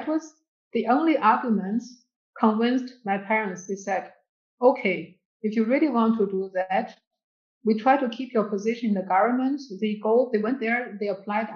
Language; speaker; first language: English; non-native, fluent; Chinese